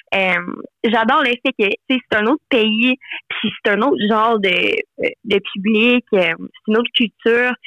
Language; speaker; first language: French; non-native, local second language; English